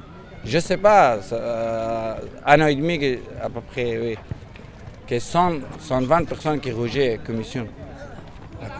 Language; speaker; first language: French; non-native, learner; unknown